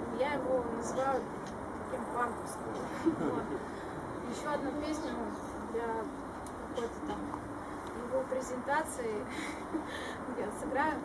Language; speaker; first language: Russian; native; Russian